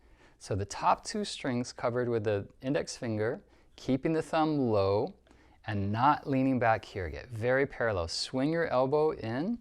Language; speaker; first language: English; native; English